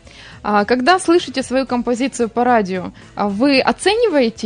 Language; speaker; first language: Russian; native; Russian